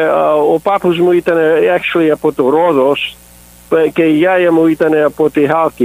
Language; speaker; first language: Greek; early bilingual, heritage; English